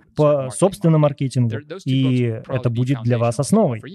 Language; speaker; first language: Russian; non-native, fluent; Spanish